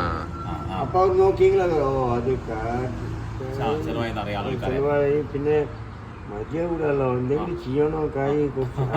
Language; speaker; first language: Malayalam; early bilingual, heritage; Malayalam